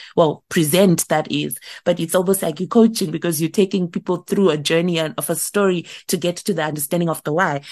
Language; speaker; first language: English; non-native, local second language; Shona